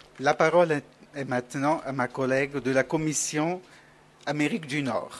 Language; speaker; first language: French; non-native, fluent; Portuguese